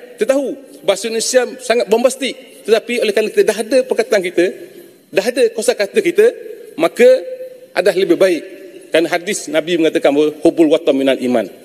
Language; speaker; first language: Malay; native; Malay